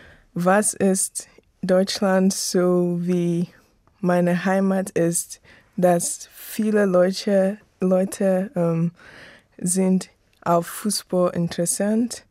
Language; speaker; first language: German; non-native, learner; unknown